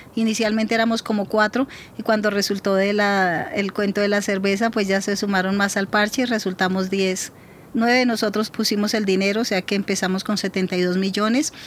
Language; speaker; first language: Spanish; native; Spanish